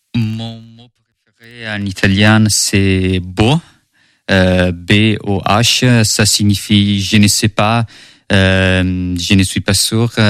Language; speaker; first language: French; non-native, learner; Italian